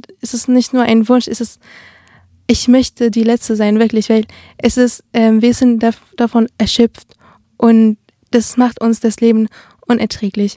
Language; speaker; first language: German; early bilingual, other home language; Arabic